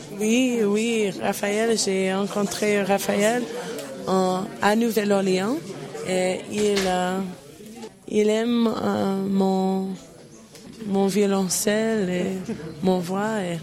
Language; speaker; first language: French; non-native, learner; English